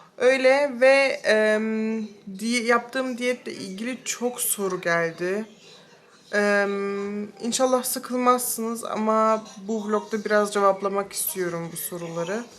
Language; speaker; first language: Turkish; early bilingual, heritage; Turkish